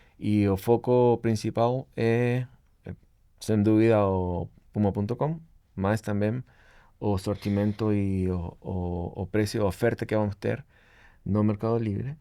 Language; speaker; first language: Portuguese; non-native, fluent; Spanish